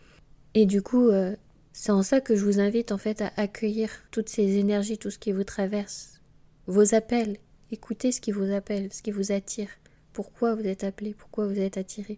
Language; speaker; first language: French; native; French